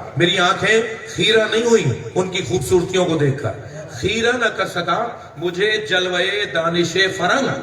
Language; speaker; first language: Urdu; native; Urdu